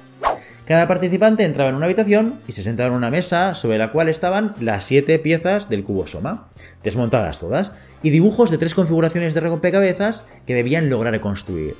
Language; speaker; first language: Spanish; native; Spanish